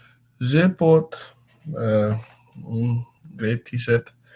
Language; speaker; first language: French; non-native, learner; English